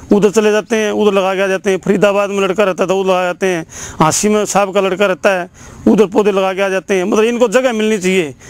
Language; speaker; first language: Hindi; native; Hindi